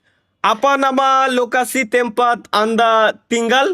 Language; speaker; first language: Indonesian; non-native, learner; Bangla